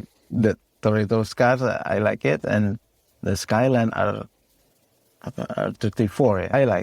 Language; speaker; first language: English; non-native, learner; Indonesian